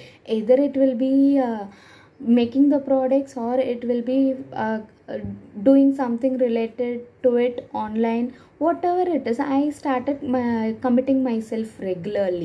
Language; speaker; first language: English; non-native, local second language; Tamil